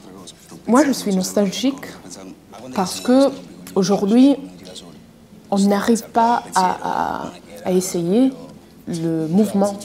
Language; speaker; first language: French; non-native, fluent; Italian